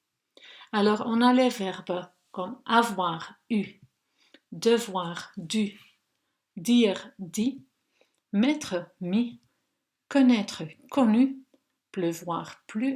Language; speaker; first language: French; non-native, local second language; Dutch